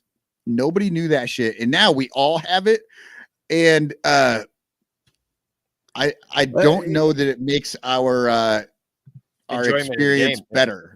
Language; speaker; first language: English; native; English